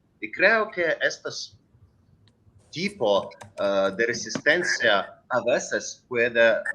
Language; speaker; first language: Spanish; non-native, learner; Ukrainian